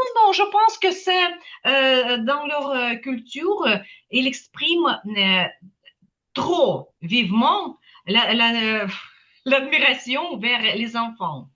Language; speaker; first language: French; non-native, fluent; Ukrainian